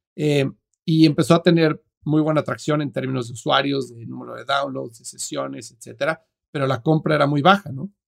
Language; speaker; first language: Spanish; native; Spanish